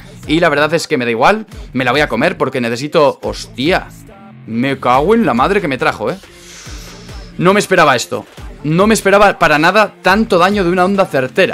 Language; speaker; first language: Spanish; native; Spanish